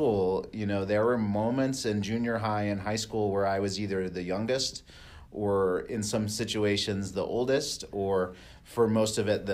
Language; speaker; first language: English; native; English